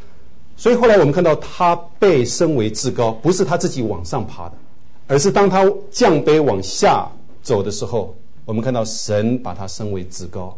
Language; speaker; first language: Chinese; native; Chinese